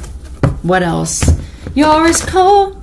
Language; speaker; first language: English; native; English